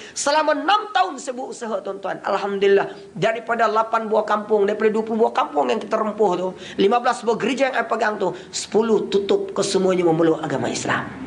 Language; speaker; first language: Malay; non-native, local second language; Central Dusun